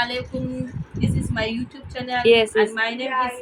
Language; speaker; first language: English; non-native, local second language; Hausa